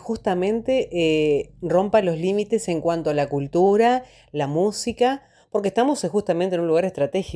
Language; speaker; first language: Spanish; native; Spanish